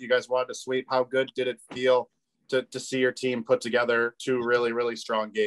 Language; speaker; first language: English; native; English